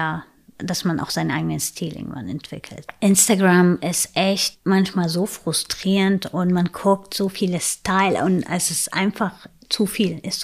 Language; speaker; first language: German; non-native, fluent; Arabic